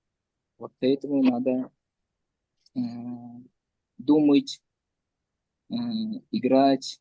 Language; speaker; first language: Russian; non-native, learner; Uzbek